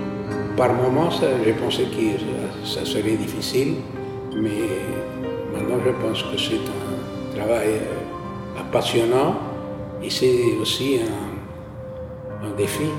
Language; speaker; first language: French; non-native, fluent; Spanish